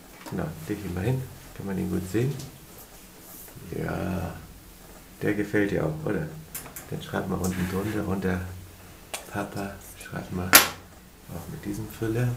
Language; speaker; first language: German; native; German